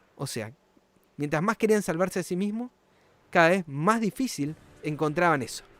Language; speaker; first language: Spanish; native; Spanish